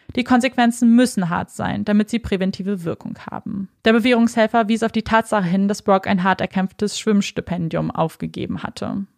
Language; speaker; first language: German; native; German